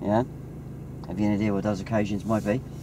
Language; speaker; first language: English; native; English